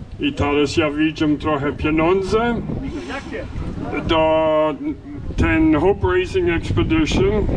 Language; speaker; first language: Polish; non-native, learner; English